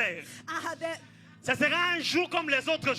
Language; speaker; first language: French; native; French